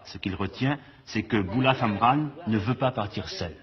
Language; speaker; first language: French; native; French